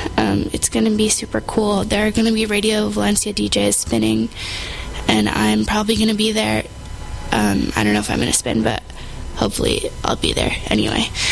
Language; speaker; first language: English; native; English